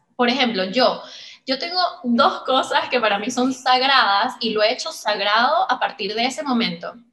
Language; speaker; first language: Spanish; native; Spanish